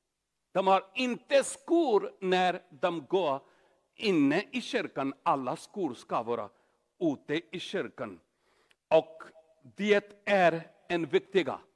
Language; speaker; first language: Swedish; non-native, learner; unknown